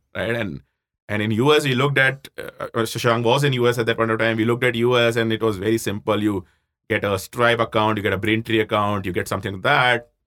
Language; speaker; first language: English; non-native, local second language; Hindi